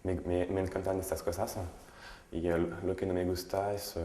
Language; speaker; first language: Spanish; non-native, learner; French